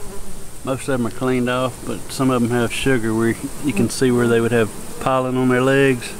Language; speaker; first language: English; native; English